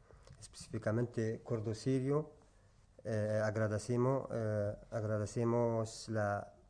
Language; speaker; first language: Spanish; non-native, learner; Kurdish